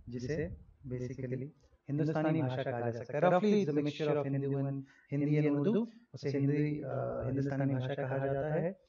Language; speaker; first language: Hindi; non-native, local second language; Rajasthani